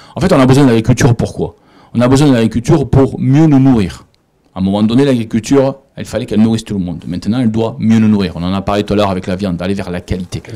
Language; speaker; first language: French; native; French